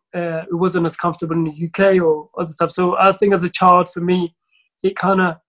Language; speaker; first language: English; early bilingual, other home language; Somali